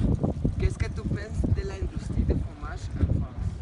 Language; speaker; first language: French; non-native, learner; Spanish